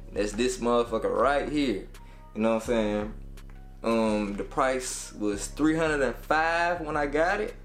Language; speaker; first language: English; native; English